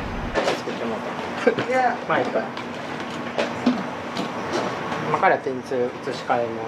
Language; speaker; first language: Japanese; native; Japanese